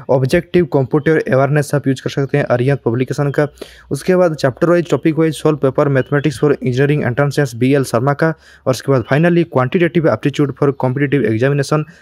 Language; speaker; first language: Hindi; non-native, local second language; Odia